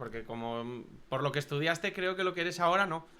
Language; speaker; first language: Spanish; native; Spanish